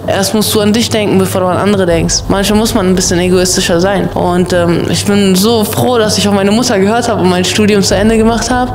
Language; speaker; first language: German; early bilingual, other home language; Russian